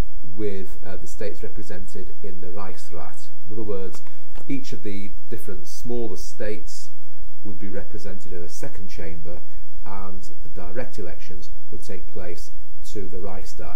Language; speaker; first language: English; native; English